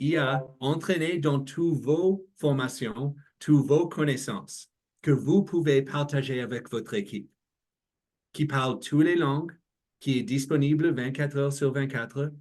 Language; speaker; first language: French; non-native, learner; English